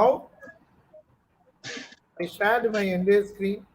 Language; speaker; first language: English; non-native, local second language; Tamil